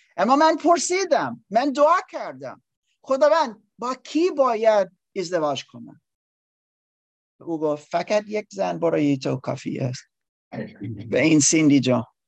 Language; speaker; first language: Persian; non-native, learner; English